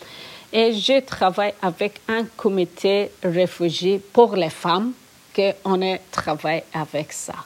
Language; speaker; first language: French; non-native, learner; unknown